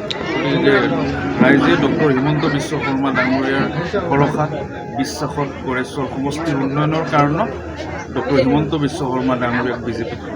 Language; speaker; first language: Assamese; native; Assamese